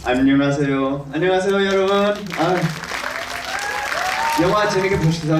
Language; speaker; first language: Korean; early bilingual, heritage; English